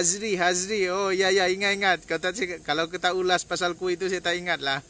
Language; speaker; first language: Malay; native; Malay